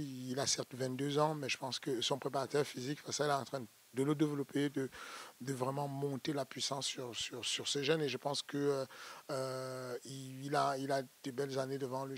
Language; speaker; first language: French; native; French